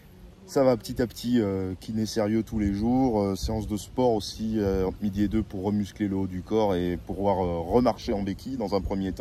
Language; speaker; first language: French; native; French